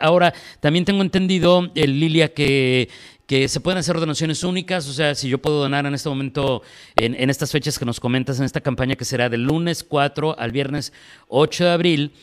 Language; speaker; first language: Spanish; native; Spanish